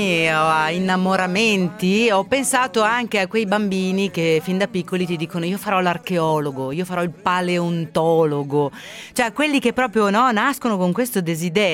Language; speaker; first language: Italian; native; Italian